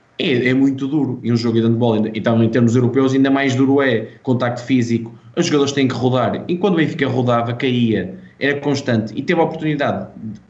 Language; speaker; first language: Portuguese; native; Portuguese